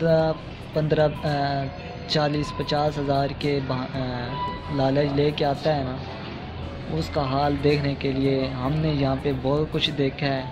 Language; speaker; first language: Urdu; non-native, local second language; Punjabi